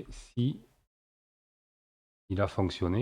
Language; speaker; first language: French; native; French